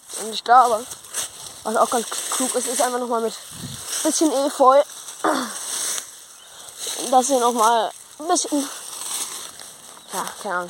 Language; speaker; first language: German; native; German